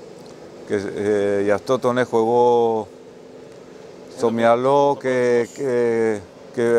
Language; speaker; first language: Greek; non-native, learner; Spanish